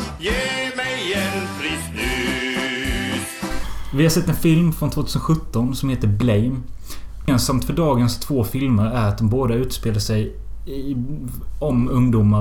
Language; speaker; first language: Swedish; native; Swedish